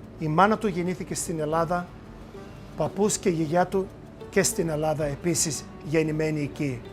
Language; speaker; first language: Greek; early bilingual, heritage; Greek